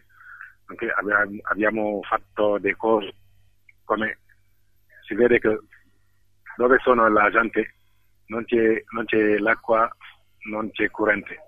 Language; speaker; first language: Italian; non-native, fluent; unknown